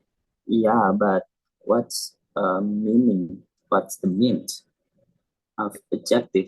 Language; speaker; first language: English; non-native, learner; Indonesian